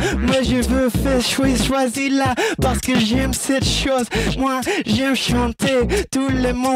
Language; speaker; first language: French; non-native, learner; English